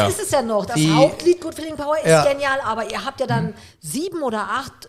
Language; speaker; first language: German; native; German